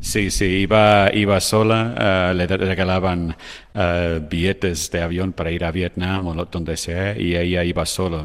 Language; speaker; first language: Spanish; non-native, fluent; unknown